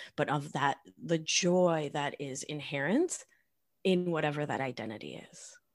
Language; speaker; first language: English; non-native, fluent; Spanish